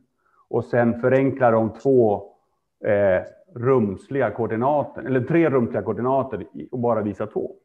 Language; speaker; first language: Swedish; native; Swedish